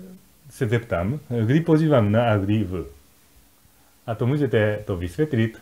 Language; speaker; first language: Czech; non-native, fluent; Japanese